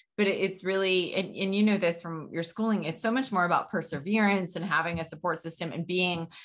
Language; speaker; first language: English; native; English